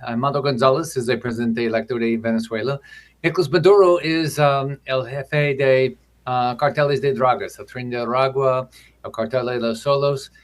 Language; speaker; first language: Spanish; non-native, learner; English